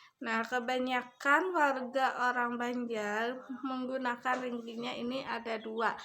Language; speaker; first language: Indonesian; non-native, local second language; Banjar